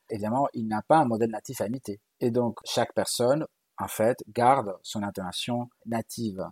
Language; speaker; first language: French; non-native, fluent; Galician